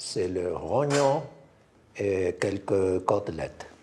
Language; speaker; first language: French; early bilingual, heritage; Spanish